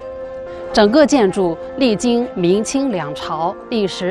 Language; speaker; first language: Chinese; native; Chinese